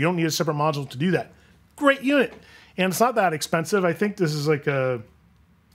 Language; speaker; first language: English; native; English